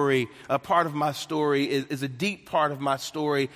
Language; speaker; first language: English; native; English